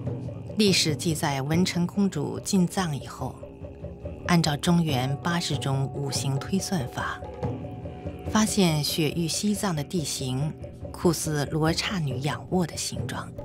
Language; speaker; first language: Chinese; native; Chinese